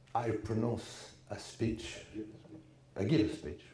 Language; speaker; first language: English; non-native, learner; French